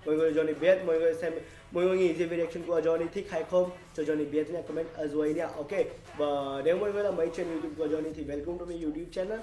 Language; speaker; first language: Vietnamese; non-native, learner; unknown